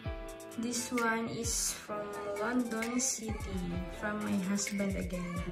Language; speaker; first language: English; non-native, local second language; Filipino